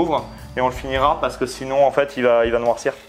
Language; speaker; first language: French; native; French